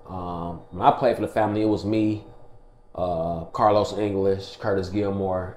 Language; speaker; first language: English; native; English